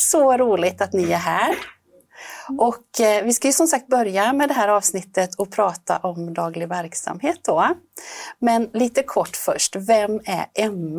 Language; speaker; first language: Swedish; native; Swedish